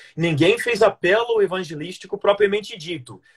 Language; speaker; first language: Portuguese; non-native, fluent; English